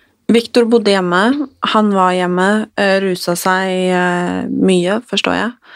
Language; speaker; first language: Norwegian; native; Norwegian